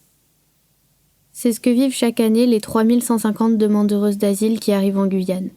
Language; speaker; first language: French; native; French